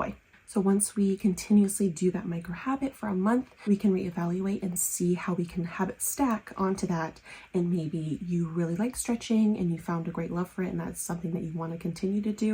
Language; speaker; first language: English; native; English